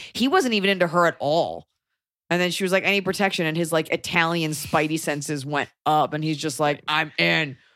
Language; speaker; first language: English; native; English